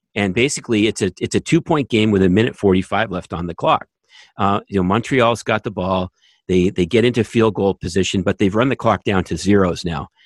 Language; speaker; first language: English; native; English